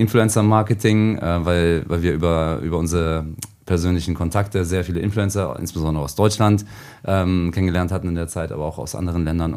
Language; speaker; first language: German; native; German